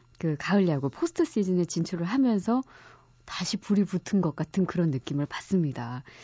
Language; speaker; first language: Korean; native; Korean